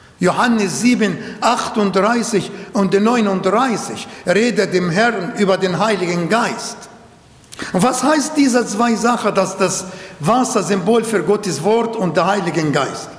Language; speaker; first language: German; non-native, learner; Arabic